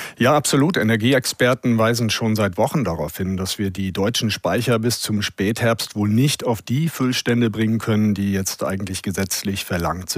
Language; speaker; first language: German; native; German